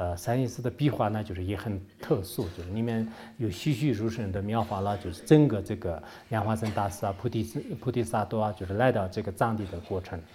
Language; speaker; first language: Chinese; non-native, local second language; Tibetan